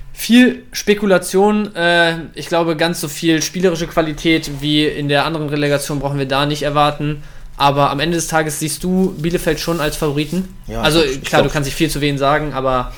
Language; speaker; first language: German; native; German